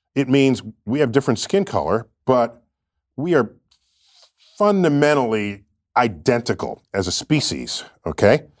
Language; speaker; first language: English; native; English